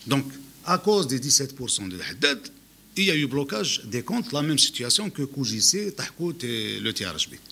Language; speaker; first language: French; non-native, local second language; Arabic